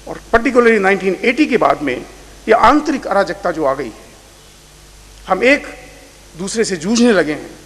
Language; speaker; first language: Hindi; non-native, local second language; Marathi